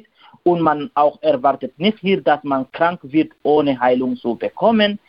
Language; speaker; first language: German; non-native, learner; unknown